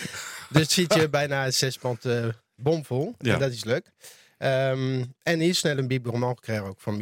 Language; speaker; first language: Dutch; non-native, learner; French